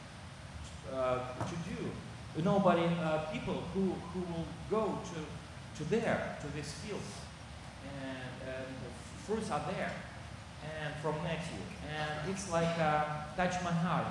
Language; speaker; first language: English; non-native, learner; Kazakh